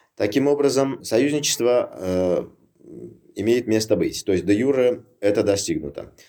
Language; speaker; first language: Russian; non-native, local second language; Uzbek